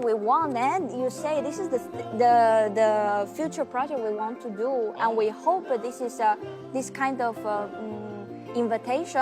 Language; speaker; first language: English; non-native, learner; Chinese